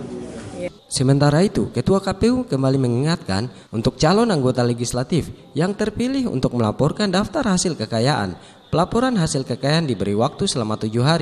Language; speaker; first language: Indonesian; native; Indonesian